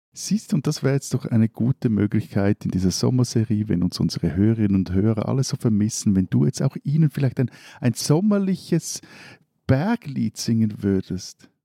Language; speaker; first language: German; native; German